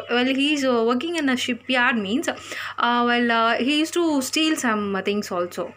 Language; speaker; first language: English; non-native, local second language; Tamil